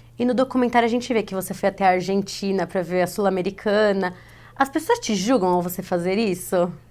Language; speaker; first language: Portuguese; native; Portuguese